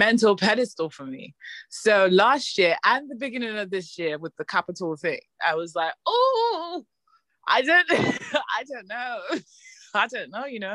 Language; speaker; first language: English; non-native, local second language; Yoruba